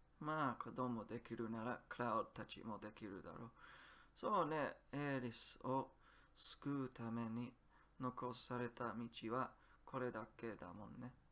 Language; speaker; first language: Japanese; non-native, learner; English